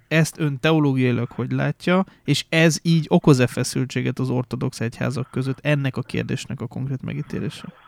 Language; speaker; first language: Hungarian; native; Hungarian